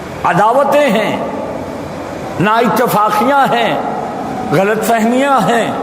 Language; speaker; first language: Urdu; native; Urdu